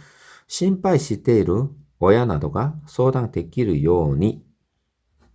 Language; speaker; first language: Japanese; non-native, fluent; Korean